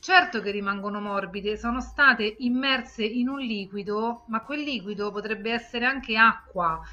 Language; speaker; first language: Italian; native; Italian